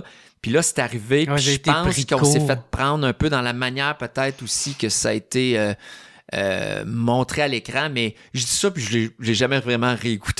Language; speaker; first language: French; native; French